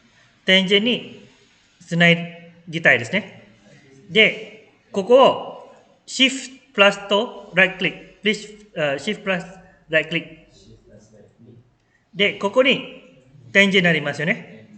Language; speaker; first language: Japanese; non-native, fluent; Malay